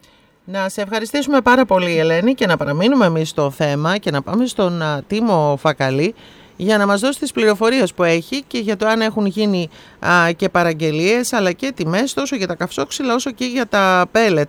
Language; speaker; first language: Greek; native; Greek